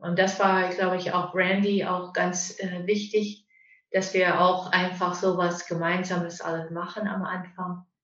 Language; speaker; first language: German; non-native, fluent; English